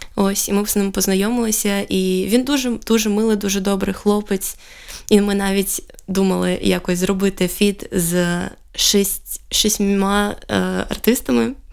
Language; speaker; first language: Ukrainian; non-native, local second language; Russian